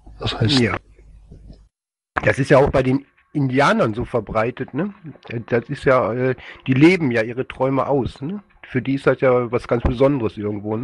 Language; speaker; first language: German; native; German